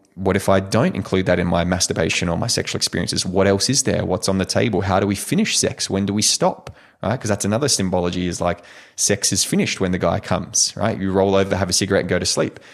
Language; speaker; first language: English; native; English